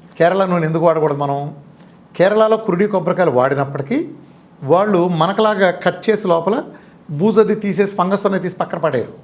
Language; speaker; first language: Telugu; native; Telugu